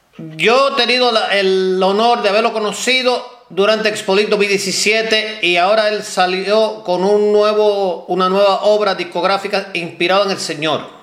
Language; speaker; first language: Spanish; early bilingual, heritage; Spanish